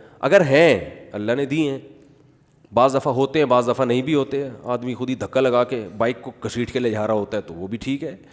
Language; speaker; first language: Urdu; native; Urdu